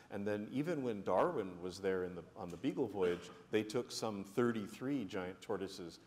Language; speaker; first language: English; native; English